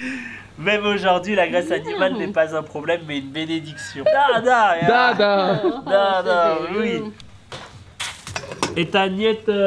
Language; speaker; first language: French; native; French